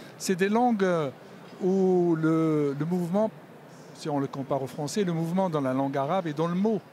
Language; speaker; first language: French; non-native, local second language; Arabic